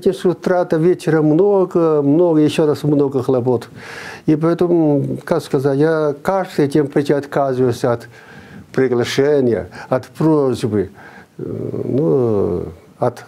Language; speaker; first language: Russian; non-native, fluent; Chinese